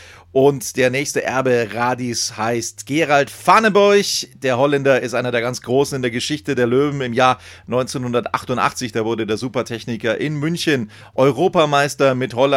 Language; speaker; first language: German; native; German